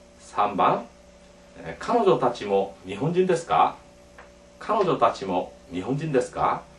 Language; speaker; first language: Japanese; non-native, fluent; Korean